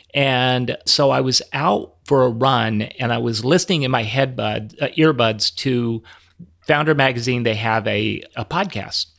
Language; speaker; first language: English; native; English